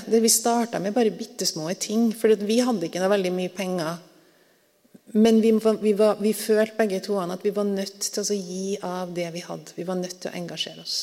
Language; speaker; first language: Norwegian; native; Norwegian